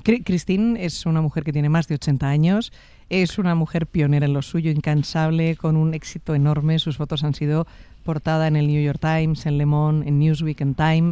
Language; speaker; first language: Spanish; native; Spanish